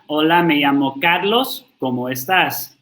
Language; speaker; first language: Spanish; non-native, learner; English